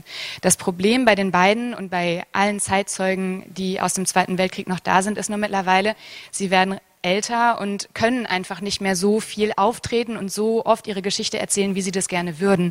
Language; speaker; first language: German; native; German